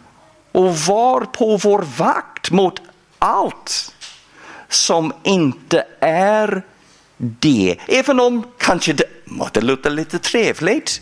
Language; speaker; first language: Swedish; non-native, fluent; English